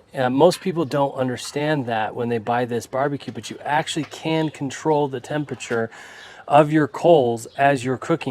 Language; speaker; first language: English; native; English